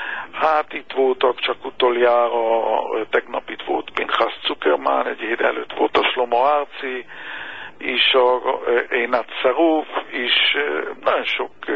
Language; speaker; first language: Hungarian; non-native, fluent; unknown